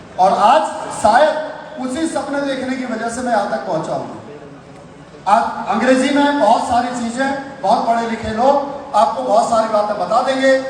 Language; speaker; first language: Hindi; native; Hindi